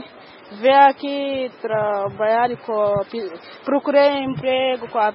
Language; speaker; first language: Portuguese; non-native, learner; Kinyarwanda